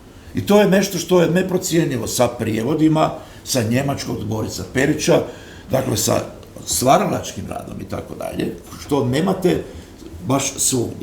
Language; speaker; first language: Croatian; native; Croatian